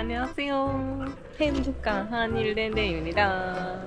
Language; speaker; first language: Korean; non-native, learner; Japanese